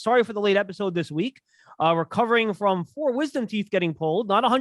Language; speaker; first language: English; native; English